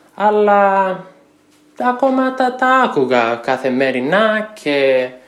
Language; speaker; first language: Greek; non-native, learner; English